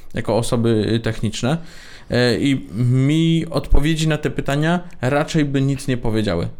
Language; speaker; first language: Polish; native; Polish